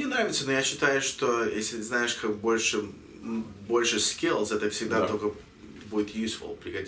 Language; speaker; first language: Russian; early bilingual, heritage; Russian